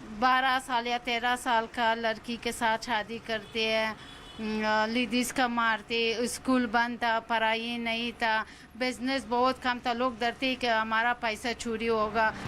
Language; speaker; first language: Hindi; non-native, learner; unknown